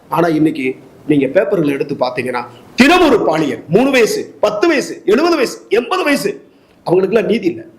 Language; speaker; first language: Tamil; native; Tamil